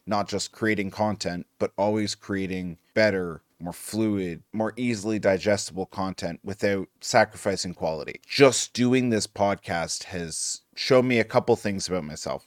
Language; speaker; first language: English; native; English